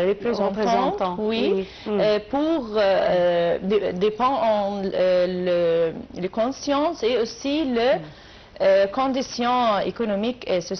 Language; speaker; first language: French; non-native, learner; Arabic